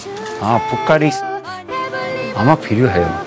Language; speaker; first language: Korean; non-native, learner; Swedish